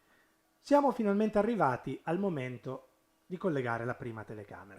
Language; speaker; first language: Italian; native; Italian